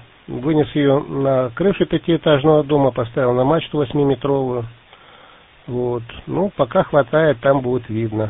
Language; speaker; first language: Russian; native; Russian